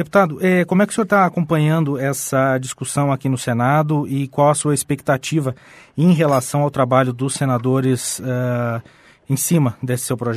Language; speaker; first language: Portuguese; native; Portuguese